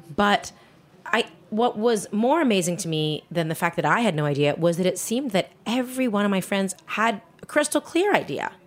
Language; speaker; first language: English; native; English